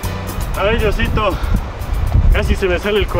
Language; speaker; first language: Spanish; native; Spanish